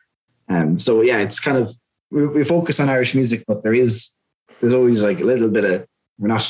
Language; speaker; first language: English; native; English